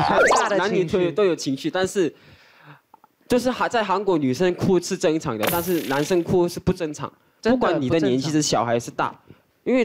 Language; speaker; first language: Chinese; non-native, fluent; Korean